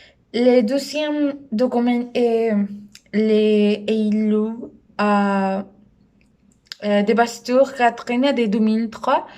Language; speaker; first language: French; non-native, learner; Spanish